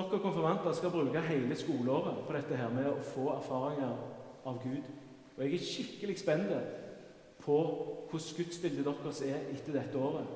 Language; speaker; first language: Norwegian; native; Norwegian